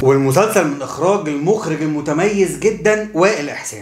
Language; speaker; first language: Arabic; native; Arabic